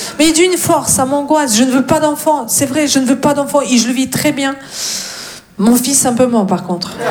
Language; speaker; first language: French; non-native, fluent; Russian